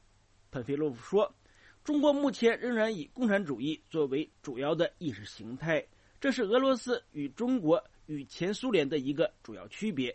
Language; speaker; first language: Chinese; native; Chinese